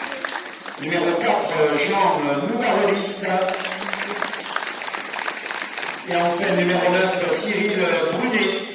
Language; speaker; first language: French; native; French